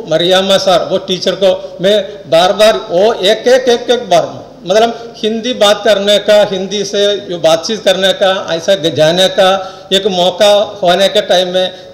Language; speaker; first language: Hindi; non-native, local second language; Malayalam